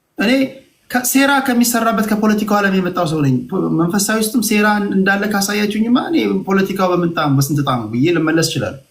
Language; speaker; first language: Amharic; native; Amharic